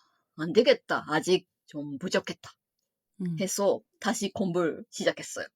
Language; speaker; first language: Korean; non-native, fluent; Japanese